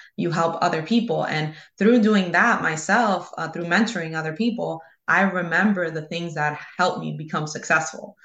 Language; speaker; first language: English; early bilingual, other home language; Spanish